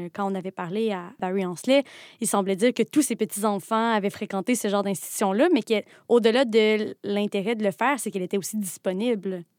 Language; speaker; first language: French; native; French